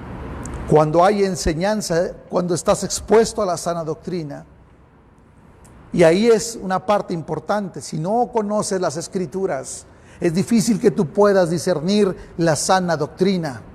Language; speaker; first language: Spanish; native; Spanish